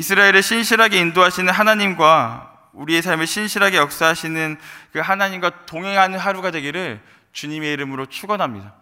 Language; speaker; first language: Korean; native; Korean